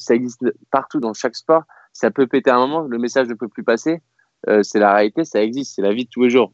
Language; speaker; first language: French; native; French